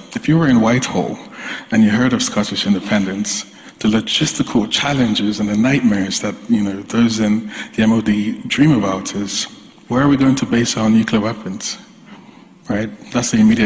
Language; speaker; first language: English; non-native, local second language; Yoruba